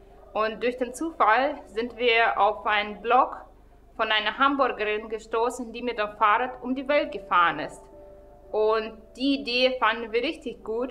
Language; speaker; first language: German; non-native, fluent; Russian